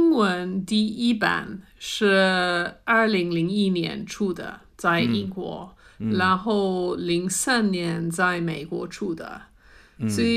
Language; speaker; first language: Chinese; non-native, fluent; English